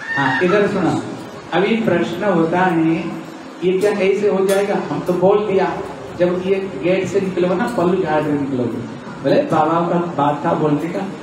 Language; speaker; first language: Hindi; native; Hindi